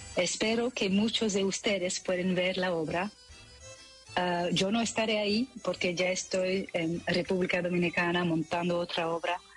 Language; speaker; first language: Spanish; non-native, fluent; French